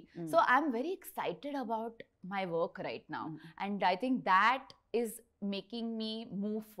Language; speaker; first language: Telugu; non-native, learner; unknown